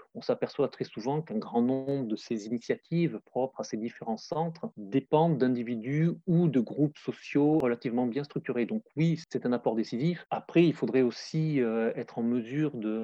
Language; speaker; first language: French; native; French